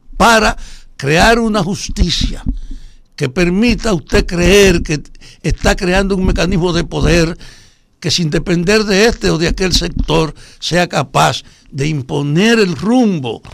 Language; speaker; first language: Spanish; native; Spanish